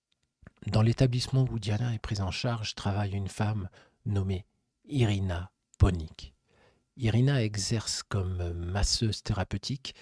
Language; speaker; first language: French; native; French